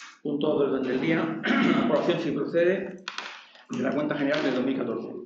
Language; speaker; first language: Spanish; native; Spanish